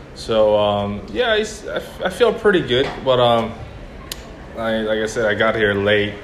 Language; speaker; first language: English; early bilingual, other home language; Korean